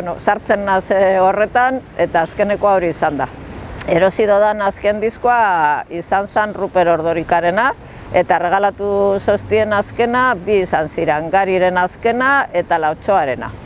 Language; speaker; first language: Basque; native; Basque